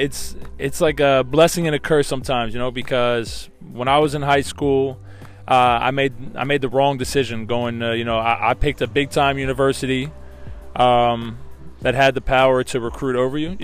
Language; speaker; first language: English; native; English